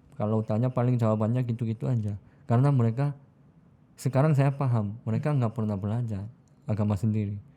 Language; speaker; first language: Indonesian; non-native, fluent; Korean